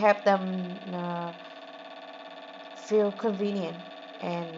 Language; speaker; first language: English; non-native, learner; Vietnamese